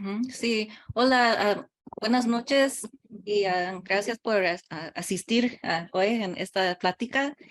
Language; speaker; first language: Spanish; early bilingual, heritage; English